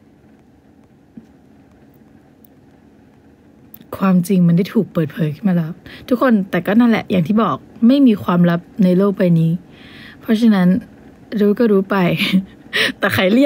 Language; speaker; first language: Thai; native; Thai